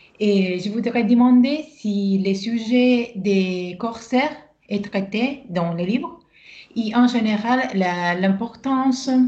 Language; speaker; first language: French; non-native, learner; Italian